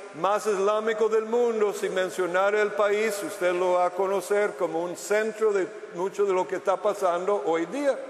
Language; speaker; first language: Spanish; non-native, fluent; English